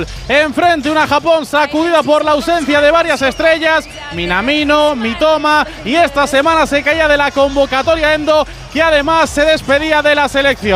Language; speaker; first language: Spanish; native; Spanish